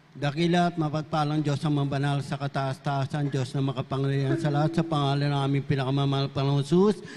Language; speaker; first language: Filipino; native; Filipino